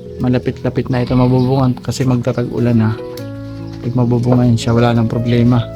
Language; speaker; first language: Filipino; non-native, local second language; Waray